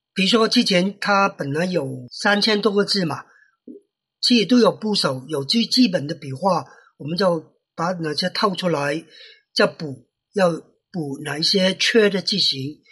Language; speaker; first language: Chinese; non-native, fluent; Cantonese